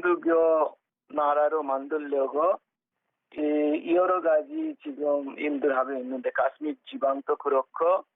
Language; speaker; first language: Korean; non-native, fluent; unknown